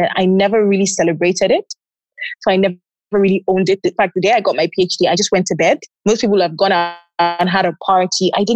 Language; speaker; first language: English; non-native, local second language; Yoruba